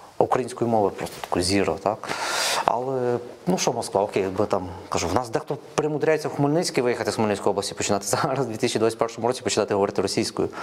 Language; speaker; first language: Ukrainian; non-native, local second language; Russian